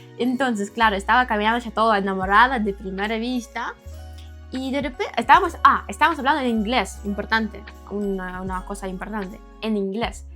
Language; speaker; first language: Spanish; non-native, fluent; Ukrainian